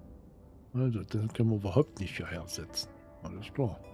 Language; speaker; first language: German; native; German